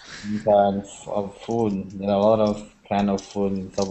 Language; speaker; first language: English; non-native, learner; Portuguese